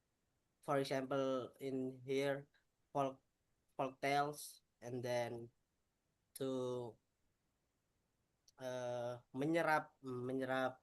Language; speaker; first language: English; non-native, learner; Indonesian